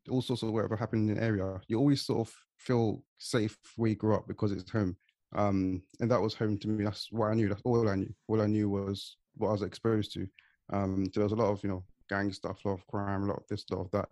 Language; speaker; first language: English; native; English